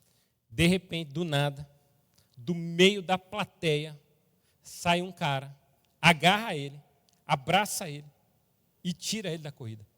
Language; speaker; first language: Portuguese; native; Portuguese